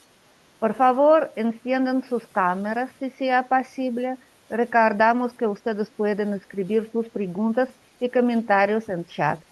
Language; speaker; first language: Spanish; non-native, learner; Russian